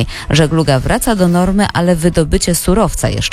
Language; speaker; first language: Polish; native; Polish